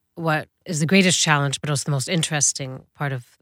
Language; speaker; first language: English; early bilingual, other home language; Dutch